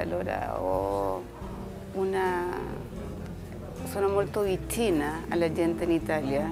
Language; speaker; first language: Italian; early bilingual, heritage; Spanish